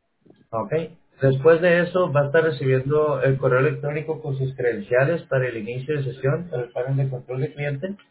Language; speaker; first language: Spanish; native; Spanish